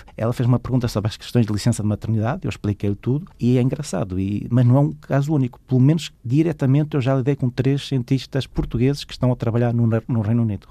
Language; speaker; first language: Portuguese; native; Portuguese